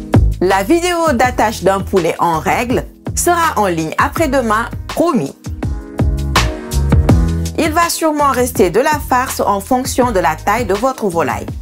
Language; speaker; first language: French; native; French